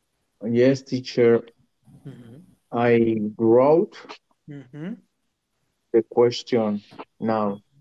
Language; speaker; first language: English; non-native, learner; Spanish